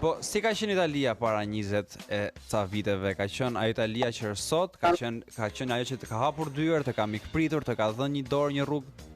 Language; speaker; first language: Albanian; native; Albanian